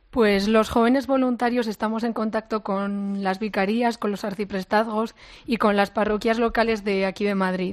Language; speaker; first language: Spanish; native; Spanish